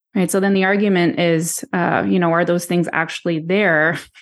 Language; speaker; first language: English; native; English